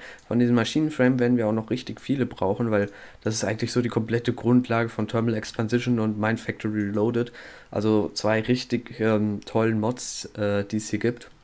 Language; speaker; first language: German; native; German